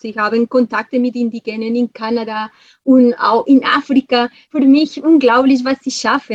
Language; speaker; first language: German; non-native, fluent; Spanish